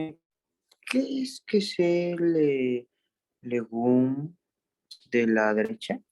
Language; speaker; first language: French; non-native, learner; Spanish